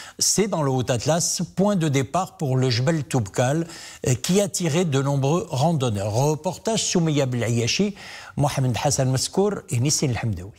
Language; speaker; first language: French; non-native, local second language; Arabic